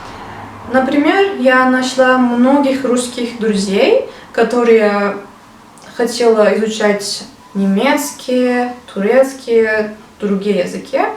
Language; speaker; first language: Russian; non-native, learner; Turkish